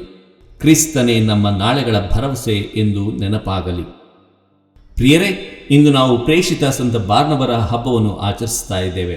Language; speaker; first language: Kannada; native; Kannada